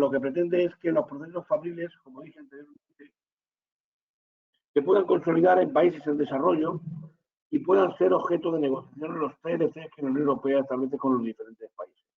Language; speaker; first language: Spanish; native; Spanish